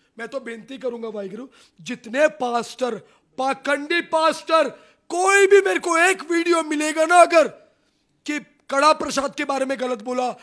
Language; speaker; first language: Hindi; non-native, local second language; Punjabi